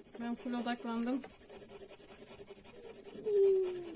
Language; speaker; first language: Turkish; native; Turkish